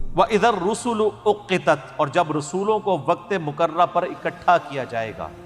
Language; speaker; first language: Urdu; non-native, local second language; Punjabi